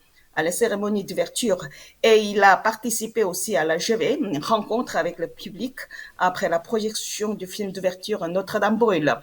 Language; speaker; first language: French; non-native, fluent; Korean